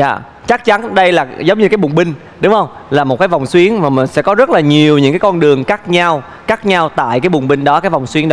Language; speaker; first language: Vietnamese; native; Vietnamese